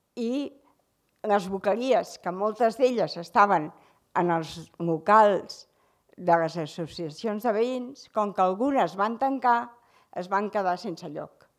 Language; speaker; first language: Catalan; native; Catalan